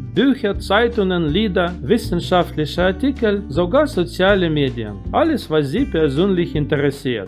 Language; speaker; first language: German; non-native, fluent; Russian